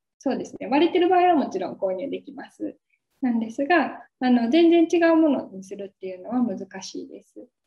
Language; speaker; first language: Japanese; native; Japanese